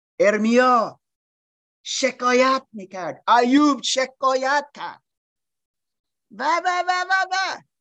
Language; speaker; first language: Persian; non-native, learner; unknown